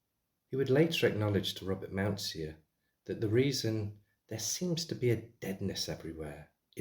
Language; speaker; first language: English; native; English